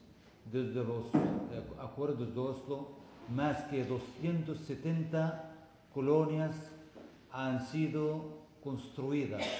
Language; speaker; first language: Spanish; non-native, fluent; Arabic